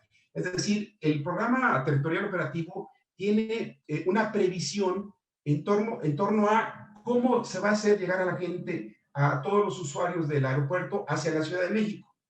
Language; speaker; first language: Spanish; native; Spanish